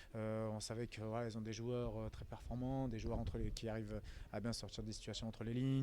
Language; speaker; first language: French; native; French